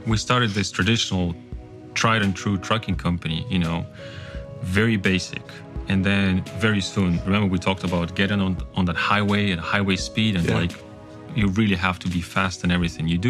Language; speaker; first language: English; non-native, fluent; Kazakh